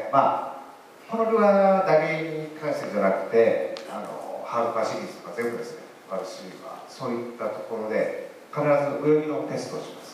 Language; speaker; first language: Japanese; native; Japanese